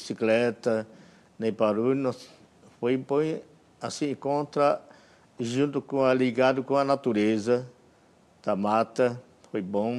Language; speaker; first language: Portuguese; non-native, local second language; Yanomámi